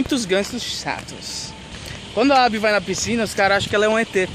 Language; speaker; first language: Portuguese; native; Portuguese